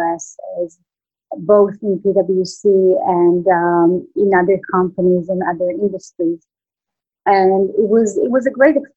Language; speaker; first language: English; non-native, fluent; Hebrew